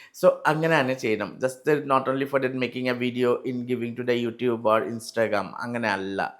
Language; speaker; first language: Malayalam; non-native, learner; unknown